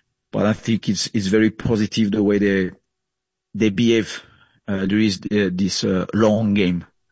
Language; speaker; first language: English; non-native, fluent; French